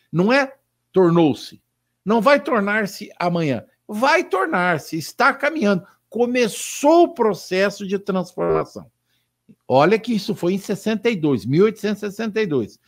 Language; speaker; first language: Portuguese; native; Portuguese